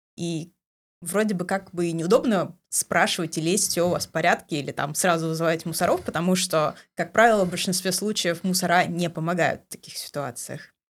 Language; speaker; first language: Russian; native; Russian